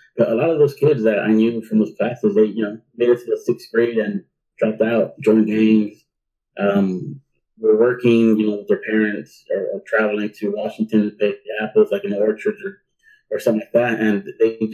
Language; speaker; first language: English; early bilingual, other home language; Spanish